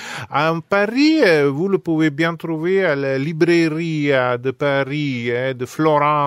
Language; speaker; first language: French; non-native, fluent; Italian